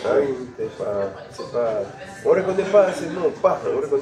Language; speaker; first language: French; non-native, learner; Spanish